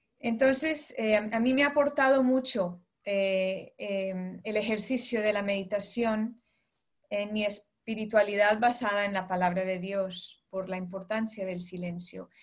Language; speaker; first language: Spanish; early bilingual, heritage; Spanish